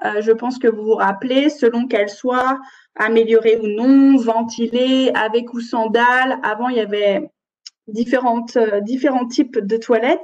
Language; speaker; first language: French; native; French